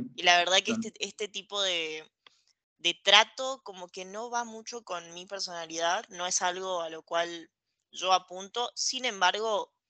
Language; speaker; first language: Spanish; native; Spanish